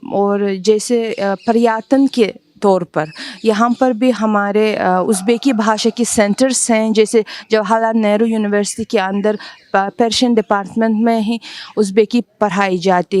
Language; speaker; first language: Hindi; non-native, fluent; Uzbek